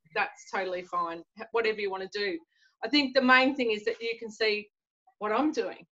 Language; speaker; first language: English; native; English